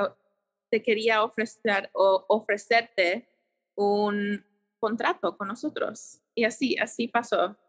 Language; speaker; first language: Spanish; early bilingual, heritage; Spanish